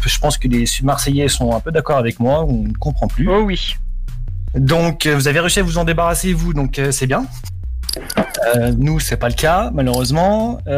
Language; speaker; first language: French; native; French